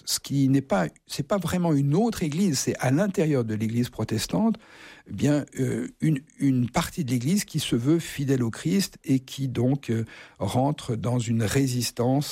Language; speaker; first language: French; native; French